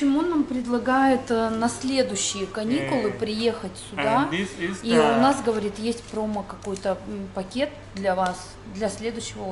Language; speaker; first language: Russian; native; Russian